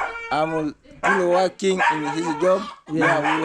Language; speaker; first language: English; non-native, learner; Swahili